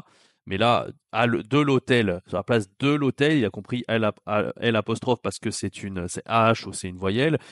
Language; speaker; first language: French; native; French